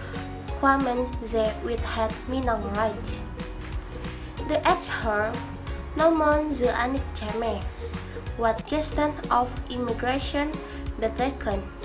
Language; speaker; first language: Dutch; non-native, learner; Indonesian